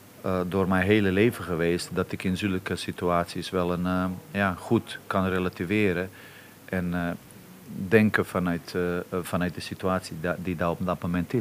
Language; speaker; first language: Dutch; non-native, fluent; Bosnian